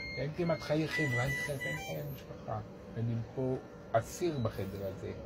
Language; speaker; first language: Hebrew; native; Hebrew